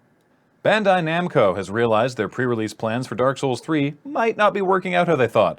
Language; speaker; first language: English; native; English